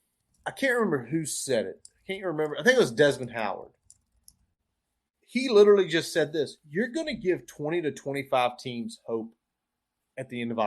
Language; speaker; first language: English; native; English